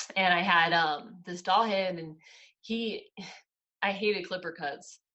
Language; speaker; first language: English; native; English